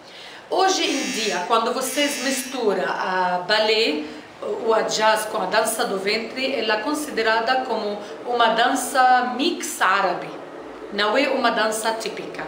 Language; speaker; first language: Portuguese; non-native, fluent; Arabic